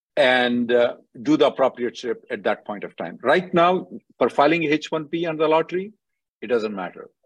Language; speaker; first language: English; non-native, local second language; Telugu